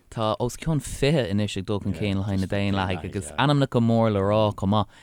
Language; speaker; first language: Irish; native; Irish